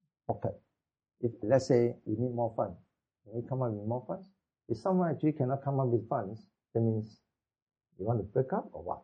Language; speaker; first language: English; non-native, local second language; Cantonese